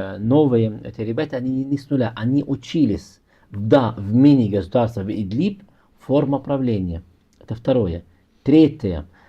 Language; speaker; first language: Russian; non-native, fluent; Arabic